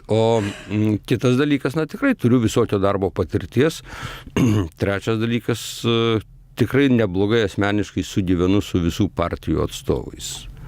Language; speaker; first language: Lithuanian; native; Lithuanian